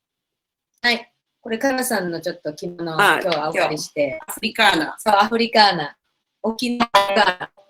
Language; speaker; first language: Japanese; native; Japanese